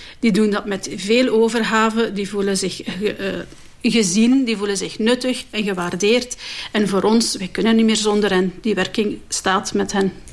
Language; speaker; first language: Dutch; native; Dutch